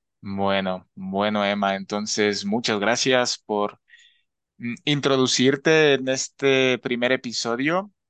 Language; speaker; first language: Spanish; native; Spanish